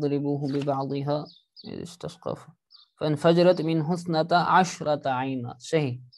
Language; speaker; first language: Arabic; non-native, fluent; Urdu